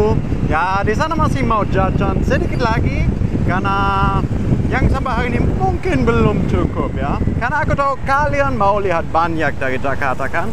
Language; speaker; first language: Indonesian; non-native, fluent; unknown